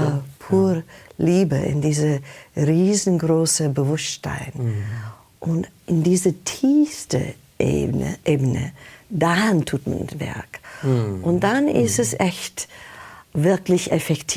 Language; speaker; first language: German; non-native, fluent; English